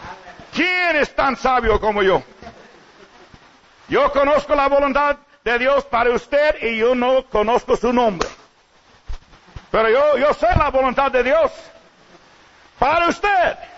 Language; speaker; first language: Spanish; non-native, learner; English